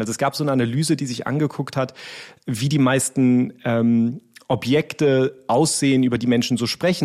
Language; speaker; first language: German; native; German